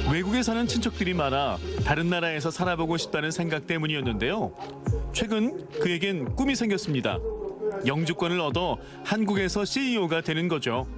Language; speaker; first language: Korean; native; Korean